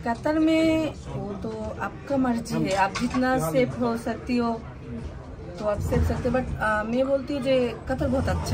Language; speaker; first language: Hindi; non-native, learner; Bangla